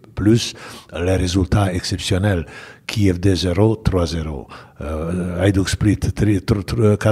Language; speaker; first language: French; non-native, fluent; Bosnian